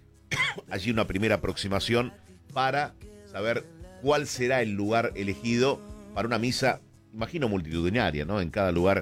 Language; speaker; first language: Spanish; native; Spanish